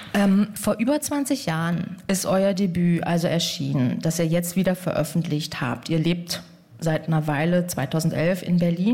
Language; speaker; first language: German; native; German